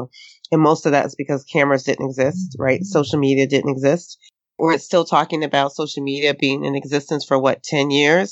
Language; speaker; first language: English; native; English